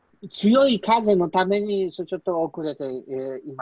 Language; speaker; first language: Japanese; non-native, learner; Polish